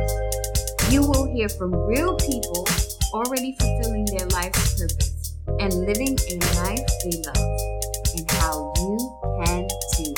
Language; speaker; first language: English; native; English